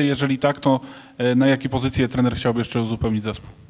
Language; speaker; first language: Polish; native; Polish